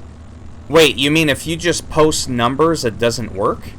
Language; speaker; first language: English; native; English